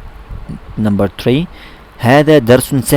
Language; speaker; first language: Arabic; non-native, fluent; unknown